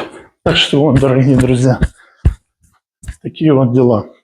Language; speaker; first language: Russian; native; Russian